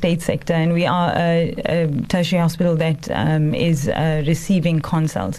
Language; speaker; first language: English; native; English